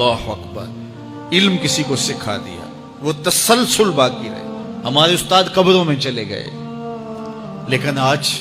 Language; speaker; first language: Urdu; native; Urdu